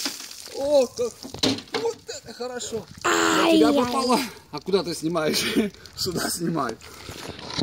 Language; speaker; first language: Russian; native; Russian